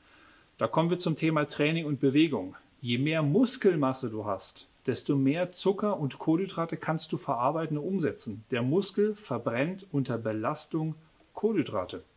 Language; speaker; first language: German; native; German